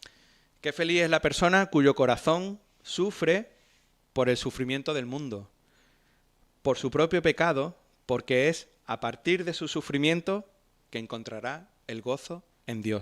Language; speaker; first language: Spanish; native; Spanish